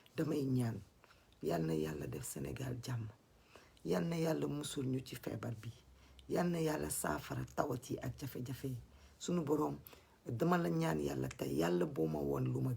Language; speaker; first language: Wolof; non-native, local second language; Fula